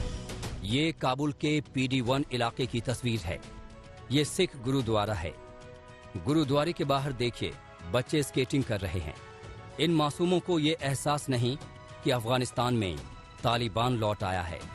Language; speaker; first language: Hindi; native; Hindi